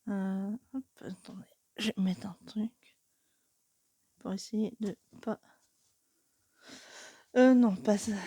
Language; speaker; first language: French; native; French